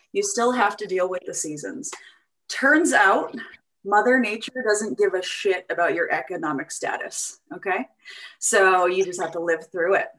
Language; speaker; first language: English; native; English